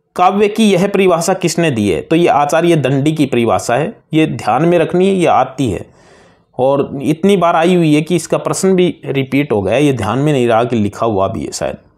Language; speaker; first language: Hindi; native; Hindi